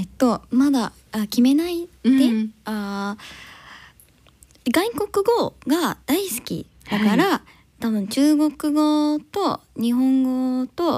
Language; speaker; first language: Japanese; non-native, learner; English